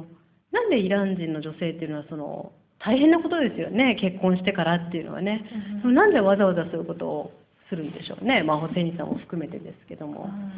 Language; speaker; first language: Japanese; native; Japanese